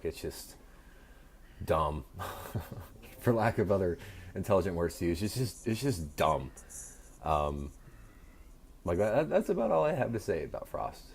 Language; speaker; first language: English; native; English